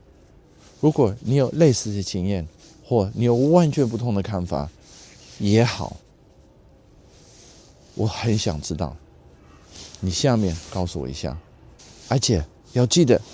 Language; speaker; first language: Chinese; non-native, fluent; Dutch